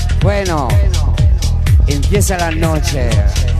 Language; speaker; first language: Spanish; non-native, learner; Italian